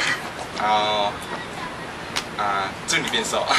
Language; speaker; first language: Chinese; native; Chinese